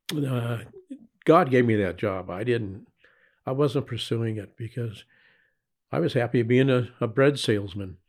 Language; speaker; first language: English; native; English